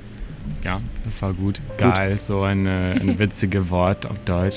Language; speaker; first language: German; non-native, learner; English